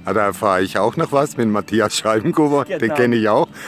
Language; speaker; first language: German; native; German